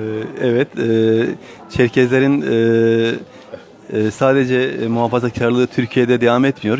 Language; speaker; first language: Turkish; native; Turkish